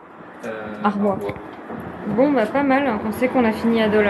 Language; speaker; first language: French; native; French